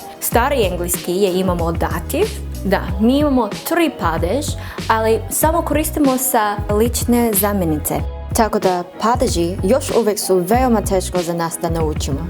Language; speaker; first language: Croatian; non-native, learner; English